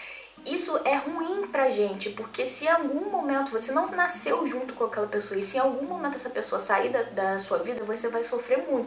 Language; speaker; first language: Portuguese; native; Portuguese